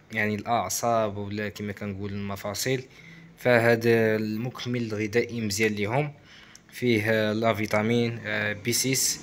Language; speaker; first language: Arabic; native; Arabic